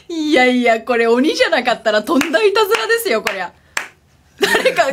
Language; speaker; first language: Japanese; native; Japanese